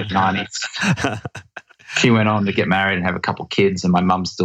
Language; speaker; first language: English; native; English